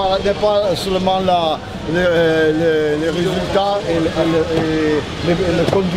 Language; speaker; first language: French; non-native, learner; Italian